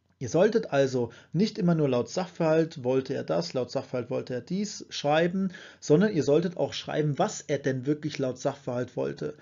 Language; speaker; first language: German; native; German